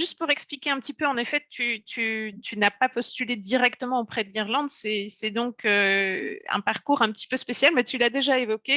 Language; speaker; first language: French; native; French